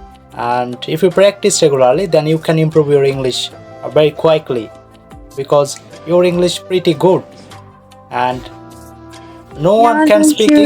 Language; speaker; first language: English; non-native, fluent; Bangla